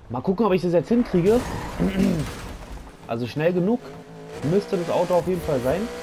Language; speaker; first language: German; native; German